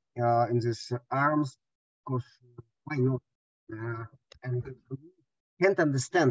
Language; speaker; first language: English; non-native, learner; Russian